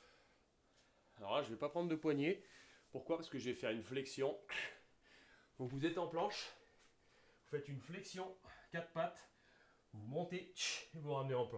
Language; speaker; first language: French; native; French